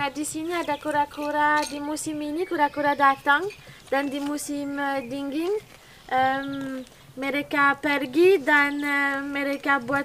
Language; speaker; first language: Indonesian; non-native, learner; French